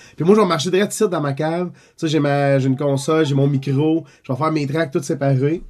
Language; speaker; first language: French; native; French